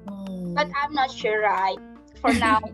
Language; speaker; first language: English; non-native, learner; Indonesian